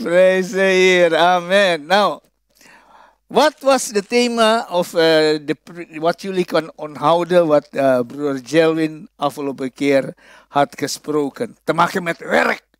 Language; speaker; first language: Dutch; non-native, fluent; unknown